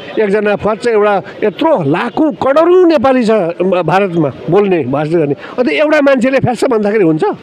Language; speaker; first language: Nepali; native; Nepali